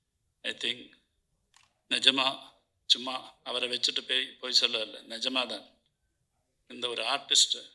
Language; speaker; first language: Tamil; non-native, learner; Malayalam